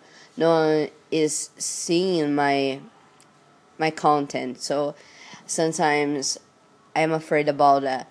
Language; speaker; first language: English; non-native, learner; Portuguese